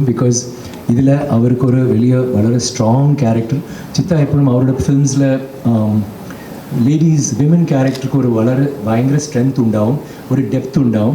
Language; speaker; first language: Malayalam; non-native, local second language; Tamil